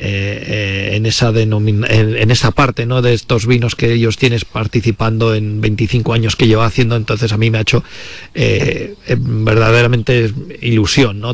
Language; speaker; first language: Spanish; native; Spanish